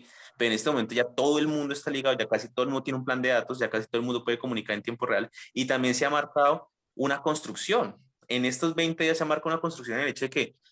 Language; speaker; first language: Spanish; native; Spanish